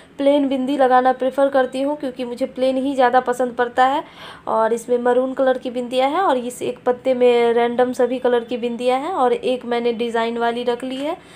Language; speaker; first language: Hindi; native; Hindi